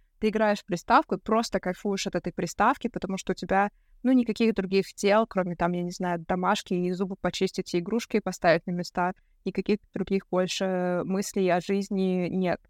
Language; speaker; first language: Russian; native; Russian